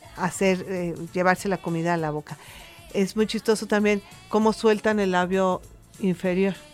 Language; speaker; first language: Spanish; native; Spanish